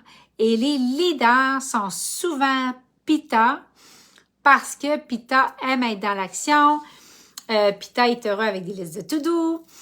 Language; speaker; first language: French; native; French